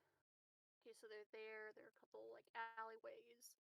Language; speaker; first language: English; native; English